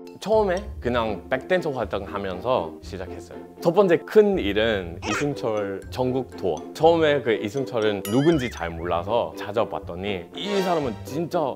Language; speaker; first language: Korean; non-native, fluent; English